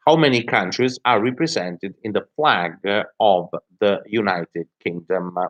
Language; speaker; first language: English; non-native, fluent; Italian